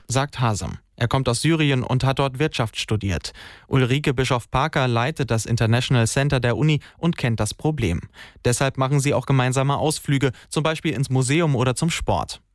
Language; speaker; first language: German; native; German